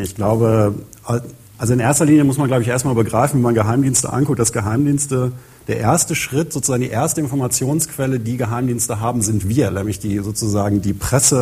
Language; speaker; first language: German; native; German